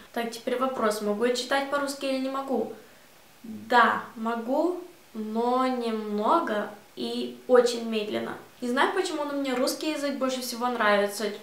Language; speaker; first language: Russian; early bilingual, heritage; Russian